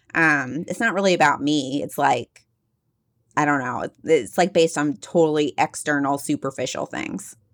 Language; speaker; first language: English; native; English